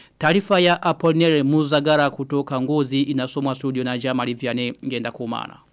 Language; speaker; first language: Swahili; non-native, local second language; Rundi